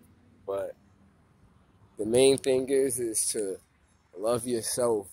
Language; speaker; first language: English; native; English